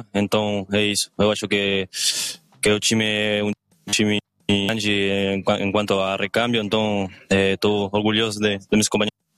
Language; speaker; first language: Portuguese; non-native, learner; Spanish